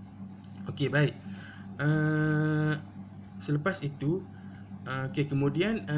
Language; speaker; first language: Malay; native; Malay